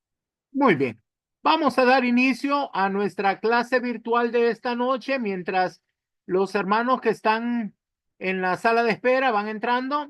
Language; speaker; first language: Spanish; native; Spanish